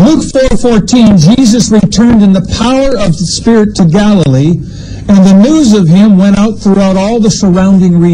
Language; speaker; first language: English; native; English